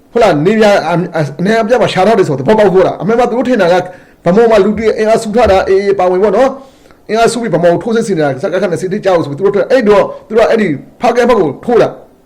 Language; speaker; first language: Burmese; native; Burmese